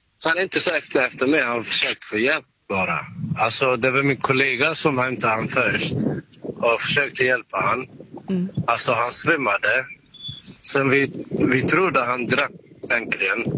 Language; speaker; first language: Swedish; non-native, learner; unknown